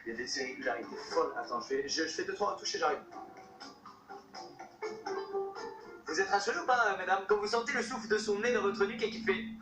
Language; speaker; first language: French; native; French